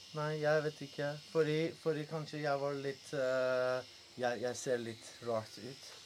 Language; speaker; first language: Norwegian; non-native, learner; Persian